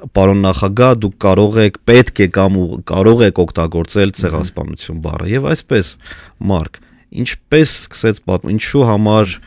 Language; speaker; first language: Armenian; native; Armenian